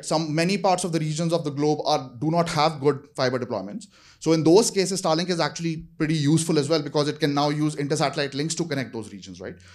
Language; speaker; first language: English; non-native, fluent; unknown